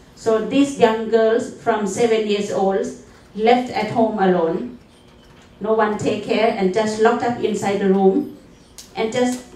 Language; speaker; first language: English; non-native, fluent; Thai